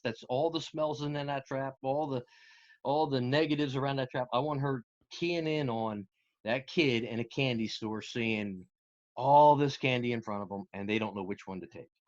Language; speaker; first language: English; native; English